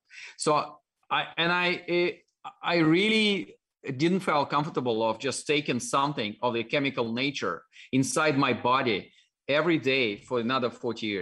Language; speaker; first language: English; non-native, fluent; Russian